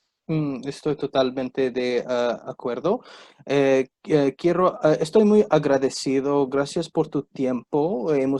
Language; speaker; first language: Spanish; non-native, fluent; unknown